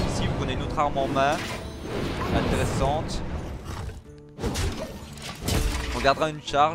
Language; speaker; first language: French; native; French